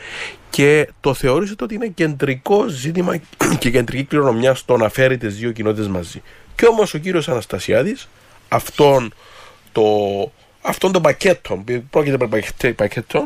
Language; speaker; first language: Greek; native; Greek